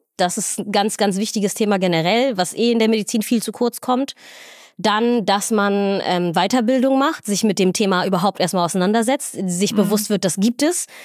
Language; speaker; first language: German; early bilingual, other home language; Somali